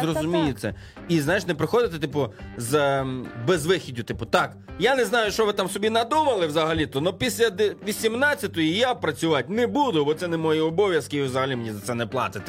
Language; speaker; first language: Ukrainian; native; Ukrainian